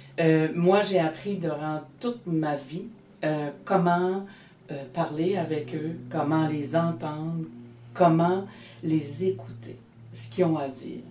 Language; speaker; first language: French; native; French